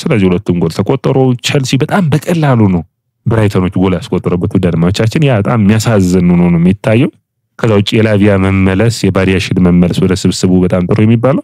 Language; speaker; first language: Amharic; native; Amharic